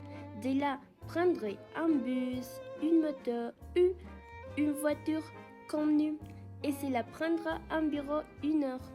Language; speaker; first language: French; non-native, learner; Spanish